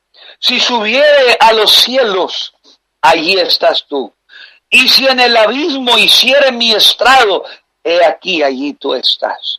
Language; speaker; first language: Spanish; native; Spanish